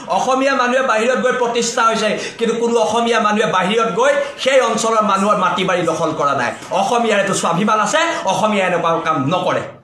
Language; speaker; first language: Assamese; native; Assamese